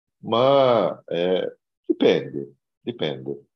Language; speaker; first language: Italian; non-native, learner; Portuguese